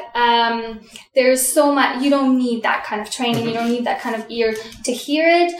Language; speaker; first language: English; early bilingual, other home language; Russian